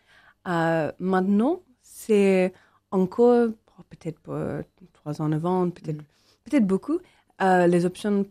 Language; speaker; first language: French; non-native, learner; English